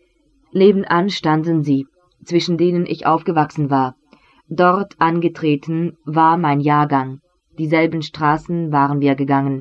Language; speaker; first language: German; native; German